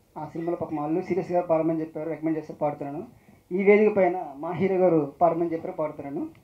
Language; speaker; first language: Telugu; native; Telugu